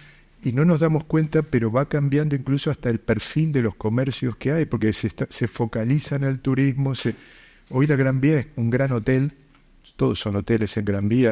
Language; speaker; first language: Spanish; native; Spanish